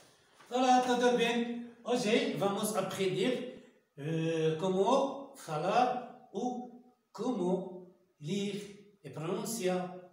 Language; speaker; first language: Portuguese; non-native, learner; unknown